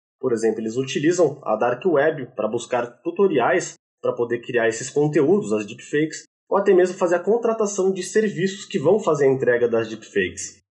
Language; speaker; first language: Portuguese; native; Portuguese